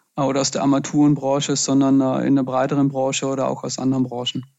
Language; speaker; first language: German; native; German